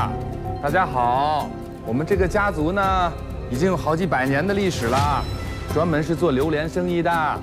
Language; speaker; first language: Chinese; native; Chinese